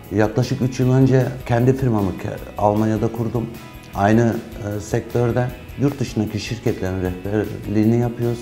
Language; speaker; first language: Turkish; early bilingual, heritage; Turkish